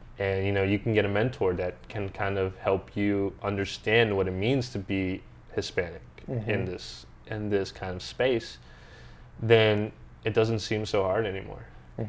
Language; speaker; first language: English; early bilingual, other home language; Spanish